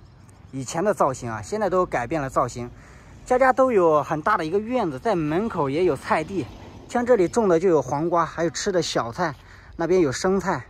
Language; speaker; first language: Chinese; native; Chinese